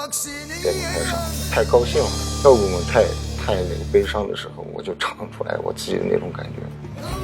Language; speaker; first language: Chinese; non-native, local second language; Uyghur